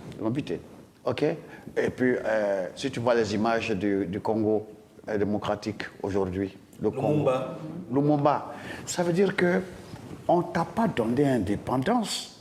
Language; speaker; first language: French; non-native, local second language; Dyula